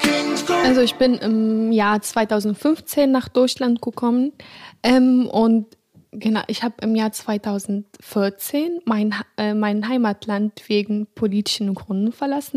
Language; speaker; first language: German; non-native, fluent; Arabic